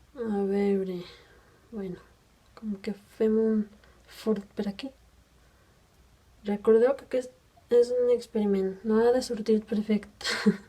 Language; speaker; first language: Catalan; non-native, fluent; Spanish